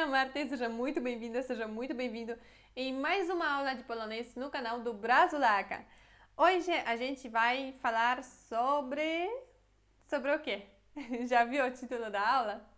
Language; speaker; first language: Portuguese; non-native, fluent; Polish